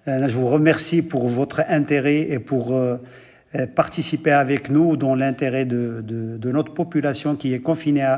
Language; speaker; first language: French; non-native, local second language; Arabic